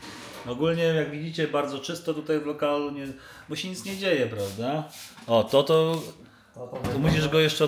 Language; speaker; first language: Polish; native; Polish